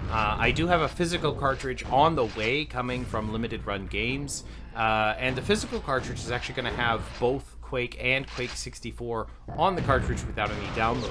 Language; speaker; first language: English; native; English